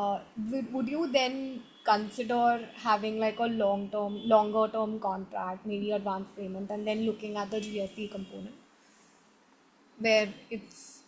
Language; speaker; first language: English; non-native, local second language; Hindi